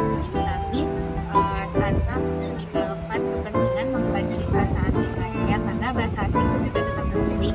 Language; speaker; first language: Indonesian; non-native, local second language; Minangkabau